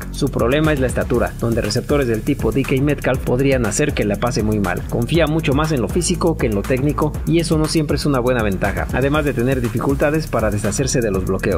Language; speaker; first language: Spanish; native; Spanish